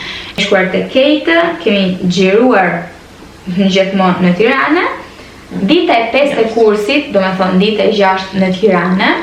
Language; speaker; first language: Albanian; early bilingual, heritage; Albanian